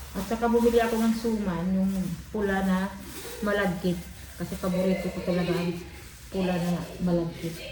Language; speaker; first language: Filipino; non-native, local second language; Cebuano